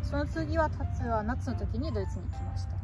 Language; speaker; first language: Japanese; non-native, learner; German